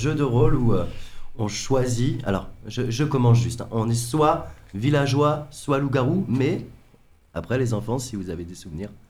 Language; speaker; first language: French; native; French